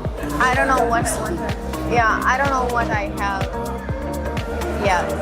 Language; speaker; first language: English; non-native, learner; Portuguese